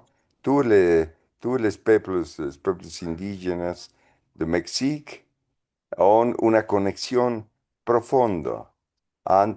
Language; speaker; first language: French; non-native, fluent; Spanish